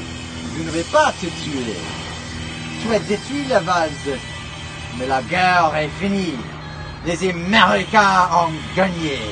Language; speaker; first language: French; non-native, learner; English